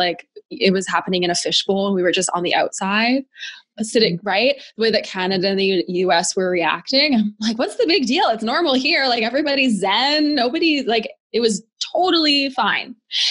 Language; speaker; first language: English; native; English